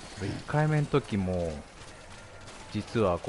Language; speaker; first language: Japanese; native; Japanese